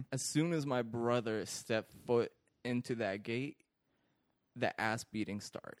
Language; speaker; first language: English; early bilingual, other home language; Arabic